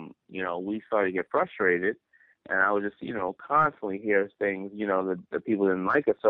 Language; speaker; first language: English; native; English